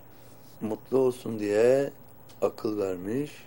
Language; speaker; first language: Turkish; native; Turkish